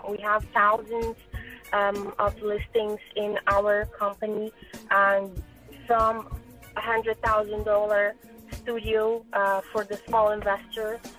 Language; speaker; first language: English; non-native, fluent; Portuguese